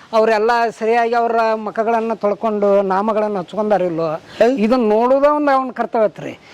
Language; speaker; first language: Kannada; native; Kannada